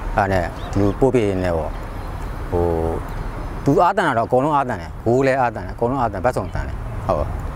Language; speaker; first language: Burmese; native; Burmese